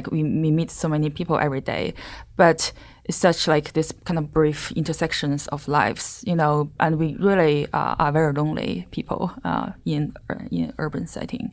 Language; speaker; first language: English; non-native, fluent; Chinese